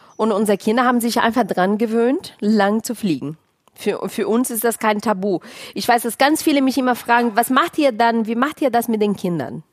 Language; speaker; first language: German; non-native, fluent; Portuguese